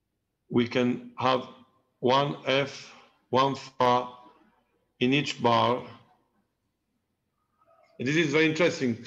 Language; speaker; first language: English; non-native, learner; Italian